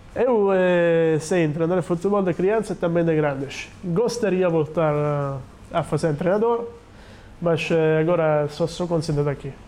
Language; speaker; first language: Portuguese; non-native, learner; Italian